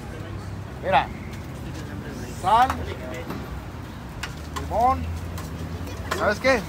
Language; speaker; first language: Spanish; native; Spanish